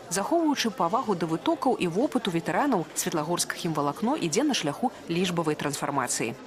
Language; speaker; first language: Belarusian; native; Belarusian